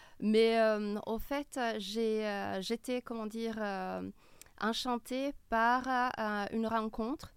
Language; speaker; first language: French; non-native, fluent; Italian